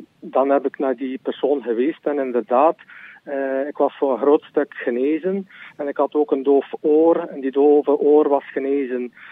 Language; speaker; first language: Dutch; native; Dutch